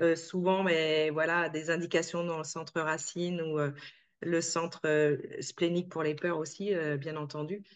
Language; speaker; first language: French; native; French